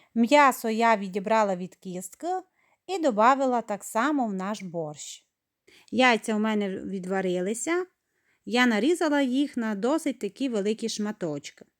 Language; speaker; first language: Ukrainian; native; Ukrainian